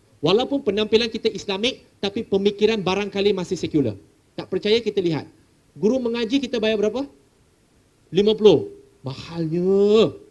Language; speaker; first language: Malay; non-native, local second language; Chinese